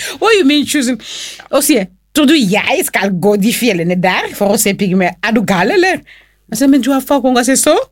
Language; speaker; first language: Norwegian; non-native, fluent; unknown